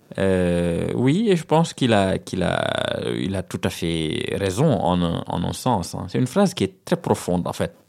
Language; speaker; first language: French; non-native, local second language; Serer